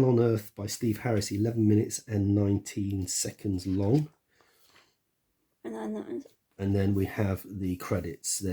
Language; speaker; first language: English; native; English